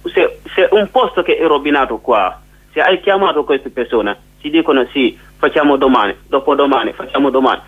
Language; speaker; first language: Italian; non-native, learner; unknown